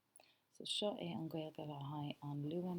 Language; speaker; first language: Irish; non-native, local second language; English